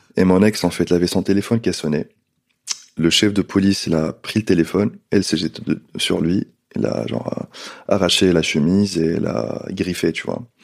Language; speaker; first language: French; non-native, local second language; Arabic